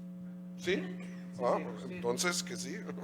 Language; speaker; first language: Spanish; non-native, learner; German